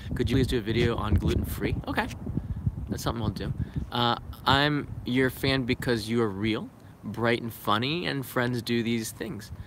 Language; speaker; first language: English; native; English